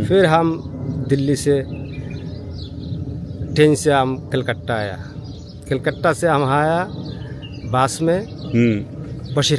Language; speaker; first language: Hindi; non-native, fluent; Pashto